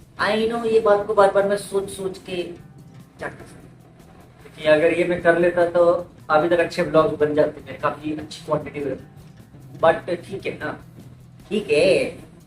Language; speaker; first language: Hindi; native; Hindi